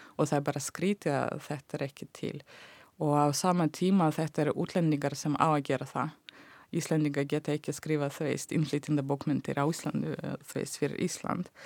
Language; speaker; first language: Icelandic; non-native, fluent; Russian